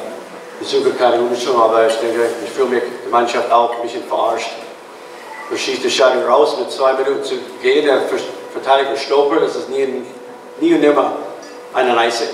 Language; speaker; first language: German; non-native, fluent; English